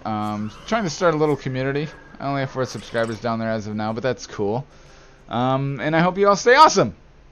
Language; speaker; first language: English; native; English